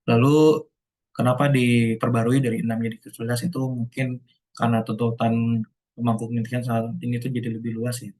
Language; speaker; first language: Indonesian; native; Indonesian